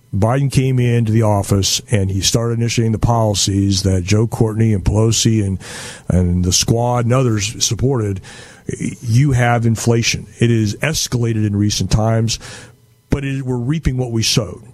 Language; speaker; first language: English; native; English